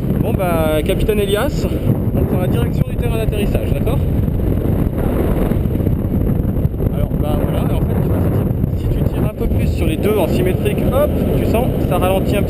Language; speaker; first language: French; native; French